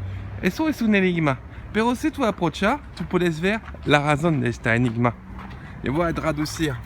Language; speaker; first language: Spanish; non-native, learner; French